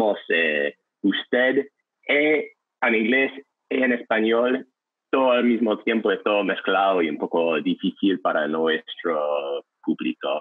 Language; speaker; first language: Spanish; non-native, learner; English